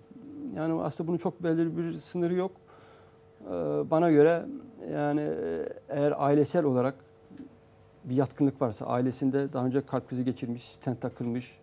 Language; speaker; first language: Turkish; native; Turkish